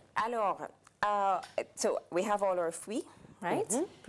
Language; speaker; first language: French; non-native, fluent; English